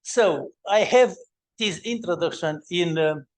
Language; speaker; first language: English; non-native, learner; Romanian